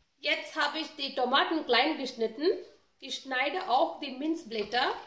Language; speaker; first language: German; non-native, learner; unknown